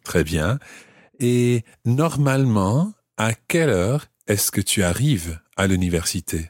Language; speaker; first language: French; non-native, fluent; English